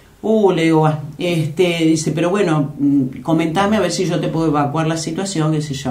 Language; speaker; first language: Spanish; native; Spanish